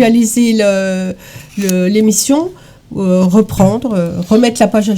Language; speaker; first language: French; native; French